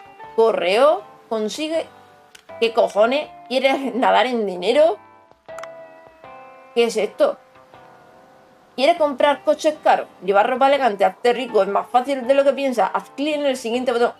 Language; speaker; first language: Spanish; native; Spanish